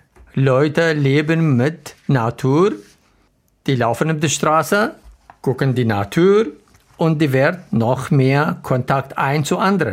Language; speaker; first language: German; non-native, learner; Arabic